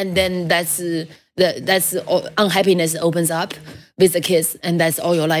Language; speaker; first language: English; non-native, fluent; Chinese